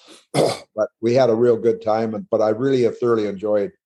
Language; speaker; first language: English; native; English